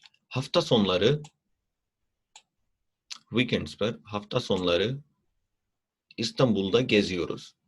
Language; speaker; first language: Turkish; non-native, fluent; Urdu